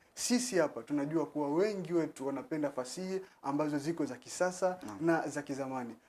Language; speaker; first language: Swahili; native; Swahili